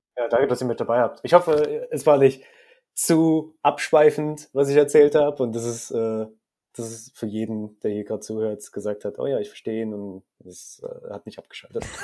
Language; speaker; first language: German; native; German